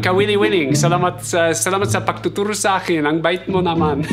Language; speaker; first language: Filipino; non-native, learner; German